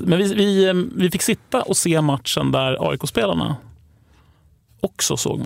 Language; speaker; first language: Swedish; native; Swedish